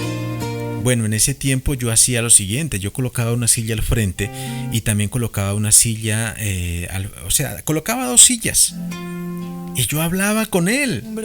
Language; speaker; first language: Spanish; native; Spanish